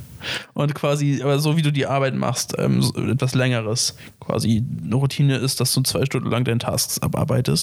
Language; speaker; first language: German; native; German